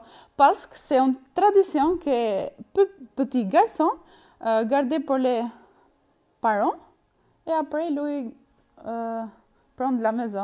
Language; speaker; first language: French; non-native, learner; Albanian